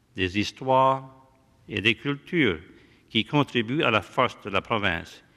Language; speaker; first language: French; early bilingual, heritage; French